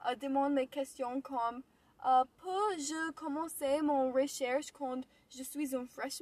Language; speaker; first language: French; non-native, learner; English